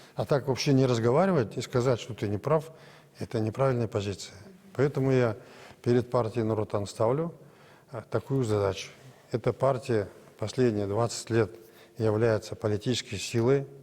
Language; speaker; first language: Russian; non-native, local second language; Kazakh